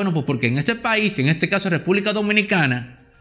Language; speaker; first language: Spanish; native; Spanish